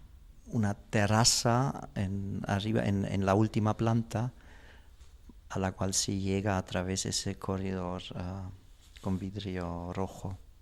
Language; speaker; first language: Spanish; non-native, fluent; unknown